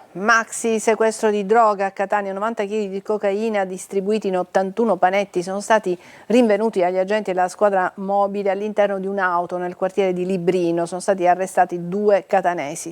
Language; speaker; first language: Italian; native; Italian